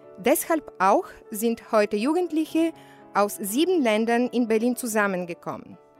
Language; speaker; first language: German; native; German